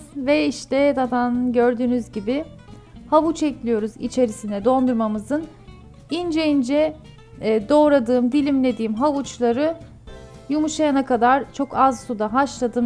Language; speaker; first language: Turkish; native; Turkish